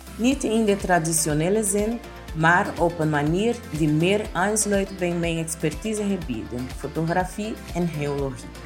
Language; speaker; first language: Dutch; non-native, fluent; Portuguese